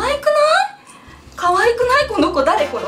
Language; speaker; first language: Japanese; native; Japanese